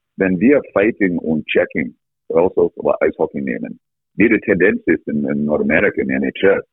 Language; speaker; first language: German; non-native, fluent; English